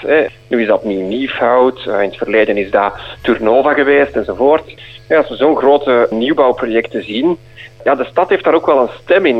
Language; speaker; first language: Dutch; native; Dutch